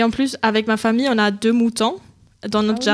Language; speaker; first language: French; non-native, fluent; German